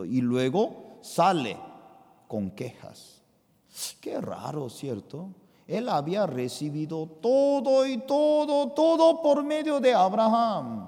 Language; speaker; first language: Spanish; non-native, fluent; Korean